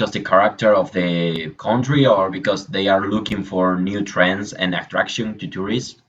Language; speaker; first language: English; non-native, fluent; Spanish